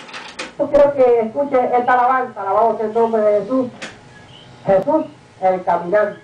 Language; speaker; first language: Spanish; native; Spanish